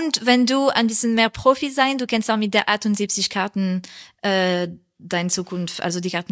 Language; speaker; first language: German; non-native, fluent; French